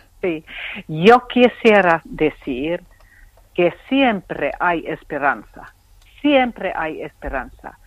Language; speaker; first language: Spanish; non-native, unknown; Finnish